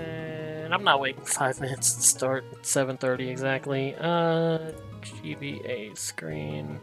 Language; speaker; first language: English; native; English